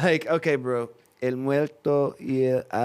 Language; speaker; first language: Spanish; non-native, fluent; English